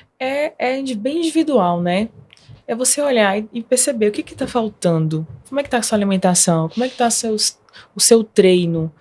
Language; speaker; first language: Portuguese; native; Portuguese